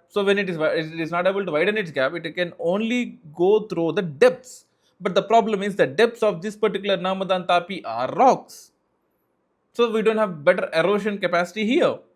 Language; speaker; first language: English; non-native, local second language; Telugu